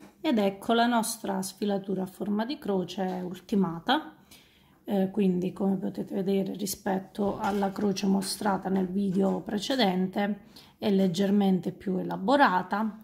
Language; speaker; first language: Italian; native; Italian